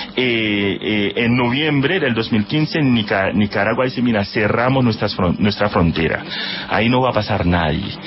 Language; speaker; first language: Spanish; non-native, fluent; Haitian Creole